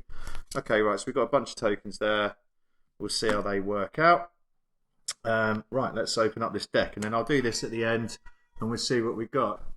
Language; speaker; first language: English; native; English